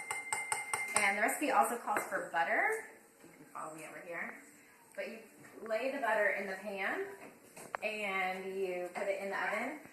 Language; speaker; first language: English; native; English